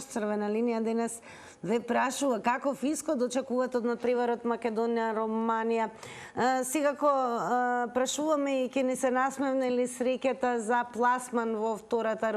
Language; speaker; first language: Macedonian; native; Macedonian